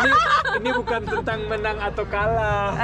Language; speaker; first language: Indonesian; early bilingual, heritage; German